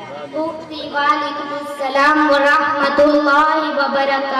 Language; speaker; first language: Arabic; non-native, learner; Urdu